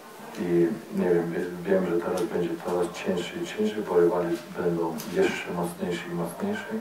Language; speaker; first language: Polish; non-native, learner; Lithuanian